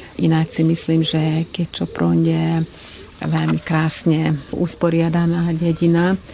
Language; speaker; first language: Slovak; early bilingual, heritage; Slovak